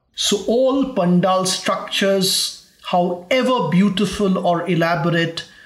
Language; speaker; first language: English; non-native, local second language; Bangla